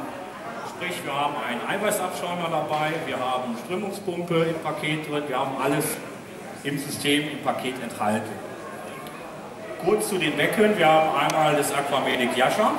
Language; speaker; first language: German; native; German